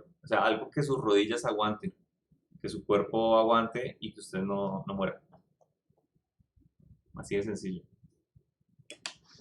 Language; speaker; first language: Spanish; native; Spanish